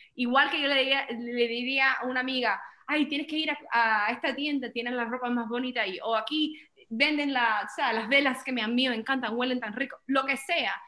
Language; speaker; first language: Spanish; early bilingual, heritage; Spanish